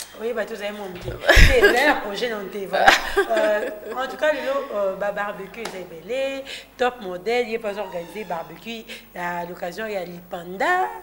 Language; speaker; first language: French; non-native, local second language; Lingala